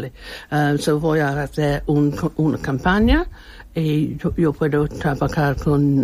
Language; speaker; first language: Spanish; non-native, learner; English